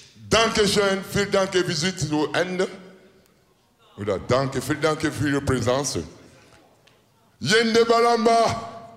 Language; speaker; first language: German; non-native, learner; Lingala